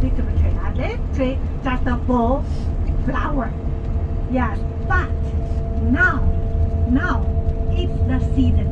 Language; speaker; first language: English; non-native, learner; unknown